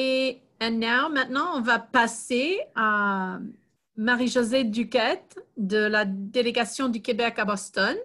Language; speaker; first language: French; non-native, fluent; English